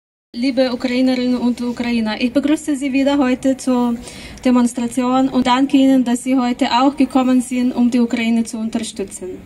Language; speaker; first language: German; non-native, fluent; Ukrainian